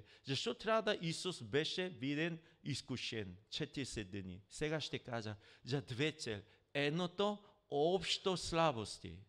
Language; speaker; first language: Bulgarian; non-native, learner; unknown